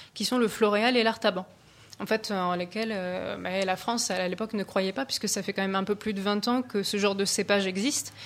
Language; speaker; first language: French; native; French